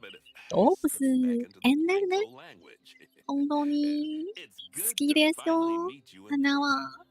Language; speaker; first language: Japanese; non-native, learner; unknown